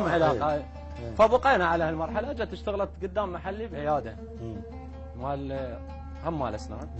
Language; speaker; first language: Arabic; native; Arabic